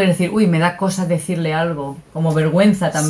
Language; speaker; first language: Spanish; native; Spanish